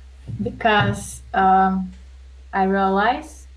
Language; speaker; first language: English; non-native, learner; Russian